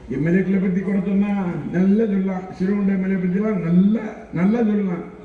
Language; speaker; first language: Tamil; native; Tamil